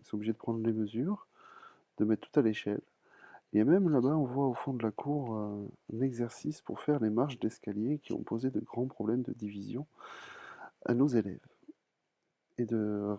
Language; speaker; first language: French; native; French